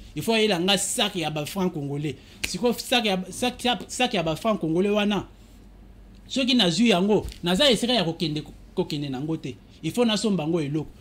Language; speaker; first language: Lingala; native; Lingala